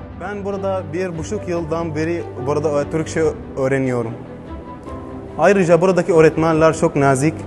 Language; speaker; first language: Turkish; non-native, learner; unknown